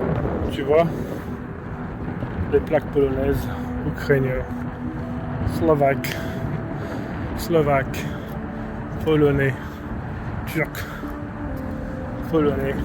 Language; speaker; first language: French; non-native, fluent; Polish